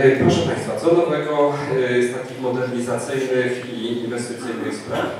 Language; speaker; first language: Polish; native; Polish